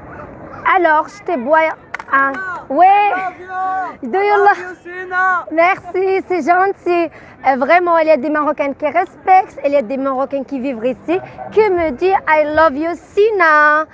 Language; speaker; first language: French; non-native, learner; Arabic